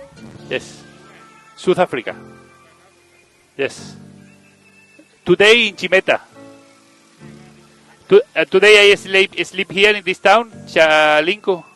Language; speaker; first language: English; non-native, learner; Spanish